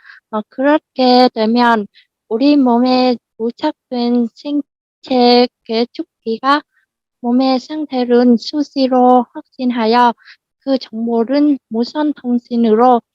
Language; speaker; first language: Korean; non-native, learner; Vietnamese